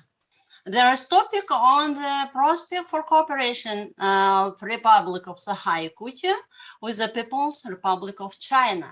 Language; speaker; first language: English; non-native, learner; Russian